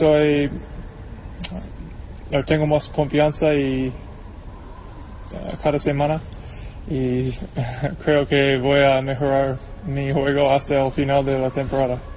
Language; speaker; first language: Spanish; non-native, fluent; English